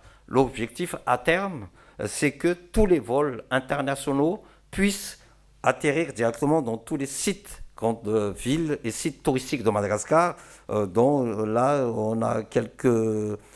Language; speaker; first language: French; non-native, local second language; Malagasy